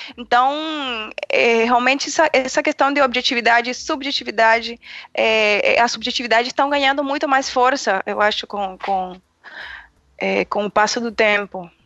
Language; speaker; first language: Portuguese; non-native, fluent; Spanish